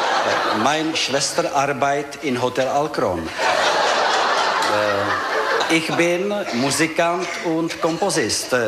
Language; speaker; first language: German; non-native, learner; Czech